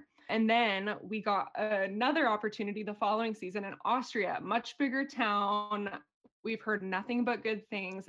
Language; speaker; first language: English; native; English